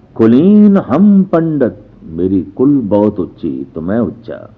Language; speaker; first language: Hindi; non-native, local second language; Punjabi